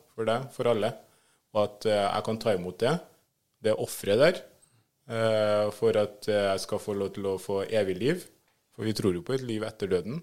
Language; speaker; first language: Norwegian; early bilingual, other home language; Swahili